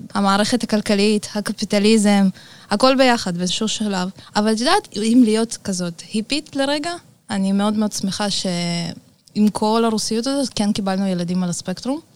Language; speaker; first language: Hebrew; early bilingual, other home language; Russian